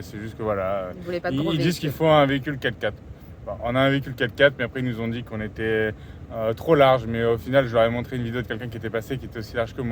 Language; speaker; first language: French; native; French